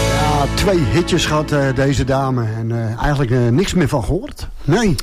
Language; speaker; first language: Dutch; native; Dutch